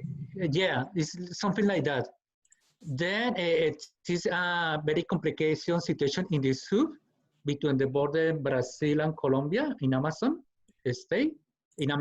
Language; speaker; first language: English; non-native, learner; Spanish